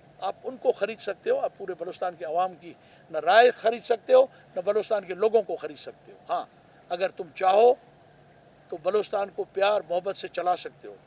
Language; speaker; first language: Urdu; non-native, local second language; Baluchi